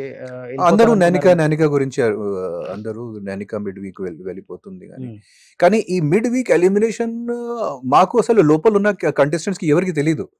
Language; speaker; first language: Telugu; non-native, fluent; Hindi